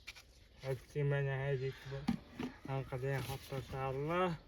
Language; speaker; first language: Arabic; native; Arabic